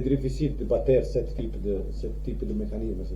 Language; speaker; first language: French; non-native, learner; Croatian